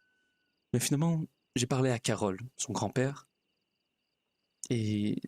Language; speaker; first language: French; native; French